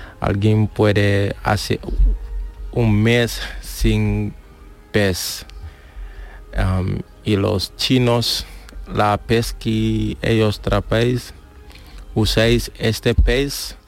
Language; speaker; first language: Spanish; non-native, learner; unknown